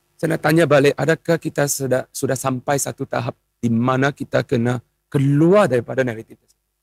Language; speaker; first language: Malay; non-native, local second language; Chinese